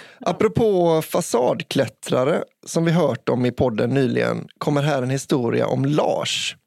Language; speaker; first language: Swedish; native; Swedish